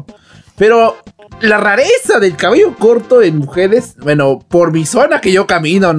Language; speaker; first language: Spanish; native; Spanish